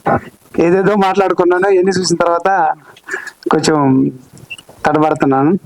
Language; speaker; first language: Telugu; native; Telugu